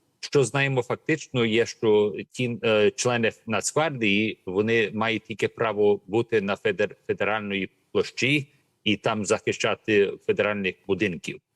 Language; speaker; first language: Ukrainian; early bilingual, heritage; Ukrainian